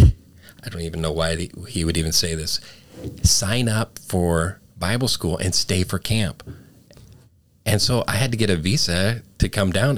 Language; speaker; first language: English; native; English